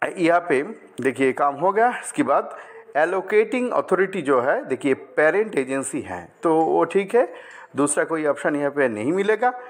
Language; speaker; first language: Hindi; non-native, local second language; Bangla